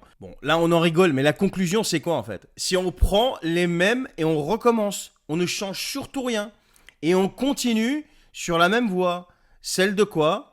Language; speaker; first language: French; native; French